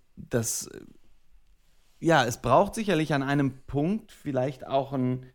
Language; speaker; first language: German; native; German